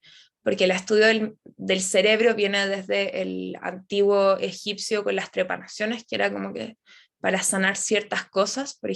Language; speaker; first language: Spanish; native; Spanish